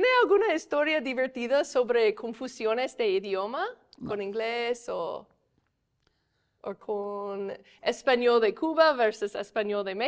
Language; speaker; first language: Spanish; non-native, fluent; English